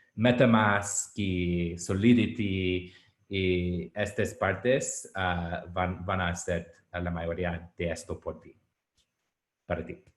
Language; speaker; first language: Spanish; non-native, learner; English